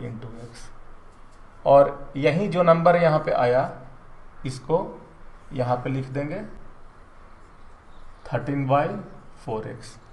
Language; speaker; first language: Hindi; native; Hindi